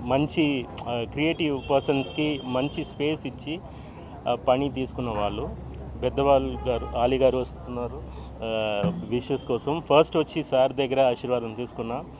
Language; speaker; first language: Telugu; non-native, learner; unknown